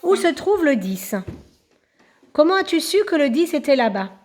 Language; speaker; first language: French; native; French